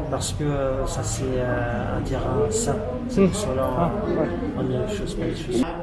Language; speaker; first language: French; non-native, fluent; Central Kurdish